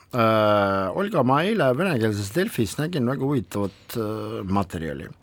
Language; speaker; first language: Estonian; non-native, local second language; Russian